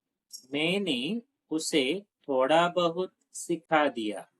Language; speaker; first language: Hindi; non-native, local second language; Telugu